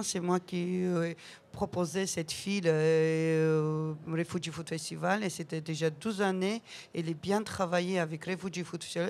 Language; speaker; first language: French; non-native, learner; Georgian